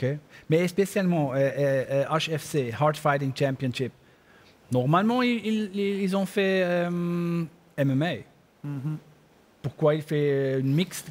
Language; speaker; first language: French; non-native, learner; German